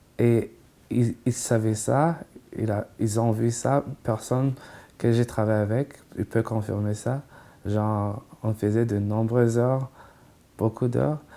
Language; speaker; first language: French; non-native, local second language; Kinyarwanda